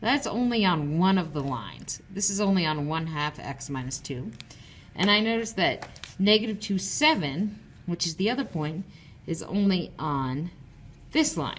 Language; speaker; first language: English; native; English